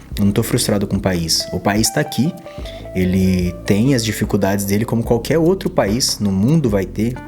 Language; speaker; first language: Portuguese; native; Portuguese